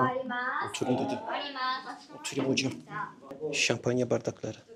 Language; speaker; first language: Turkish; native; Turkish